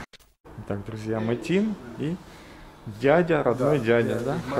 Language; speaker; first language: Russian; native; Russian